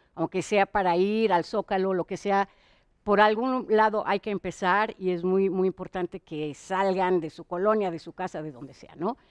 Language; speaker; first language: Spanish; non-native, fluent; Hebrew